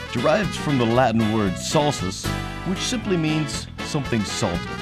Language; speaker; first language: English; native; English